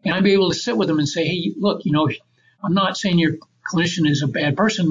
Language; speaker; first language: English; native; English